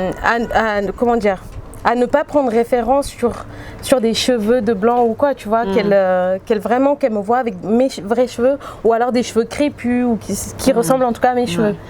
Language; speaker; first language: French; native; French